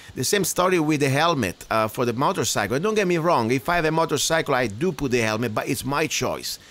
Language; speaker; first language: English; non-native, fluent; Italian